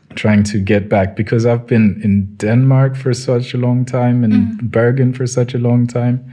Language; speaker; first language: English; non-native, local second language; Tswana